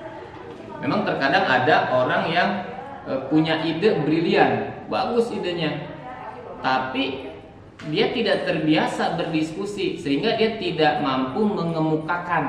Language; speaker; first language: Indonesian; native; Indonesian